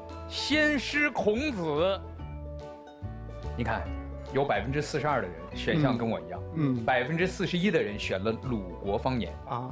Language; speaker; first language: Chinese; native; Chinese